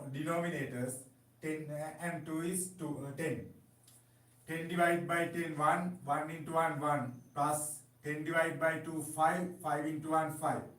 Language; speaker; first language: English; non-native, local second language; Sinhala